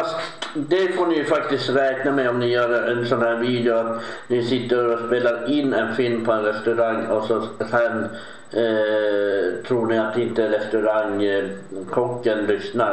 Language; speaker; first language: Swedish; early bilingual, other home language; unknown